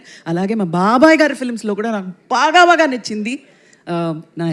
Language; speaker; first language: Telugu; non-native, fluent; Tamil